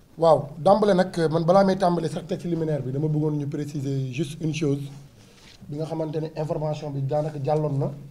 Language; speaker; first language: Wolof; native; Wolof